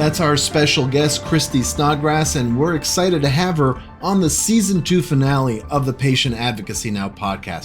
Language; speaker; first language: English; native; English